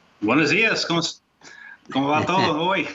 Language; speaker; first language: Spanish; non-native, fluent; English